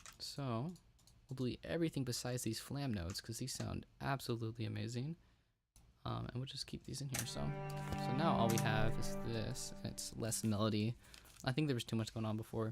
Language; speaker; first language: English; native; English